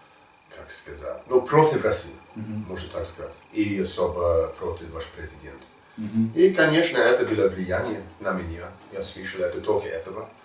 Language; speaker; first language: Russian; non-native, learner; English